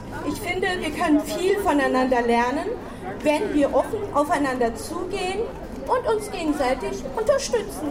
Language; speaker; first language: German; early bilingual, other home language; Turkish